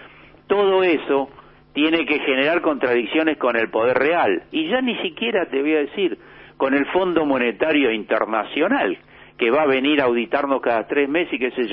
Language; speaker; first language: Spanish; native; Spanish